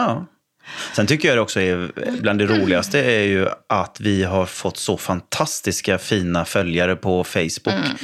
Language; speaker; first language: Swedish; native; Swedish